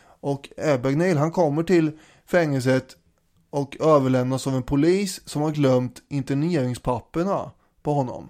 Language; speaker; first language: Swedish; native; Swedish